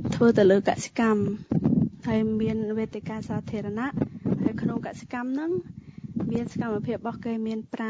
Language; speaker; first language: Khmer; non-native, local second language; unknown